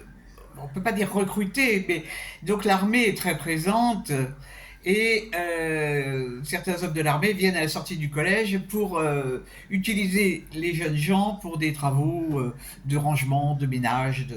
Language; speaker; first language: French; native; French